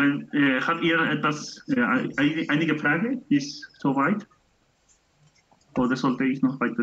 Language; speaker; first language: German; non-native, learner; Spanish